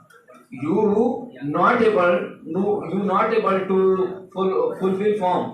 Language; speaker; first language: English; non-native, learner; Urdu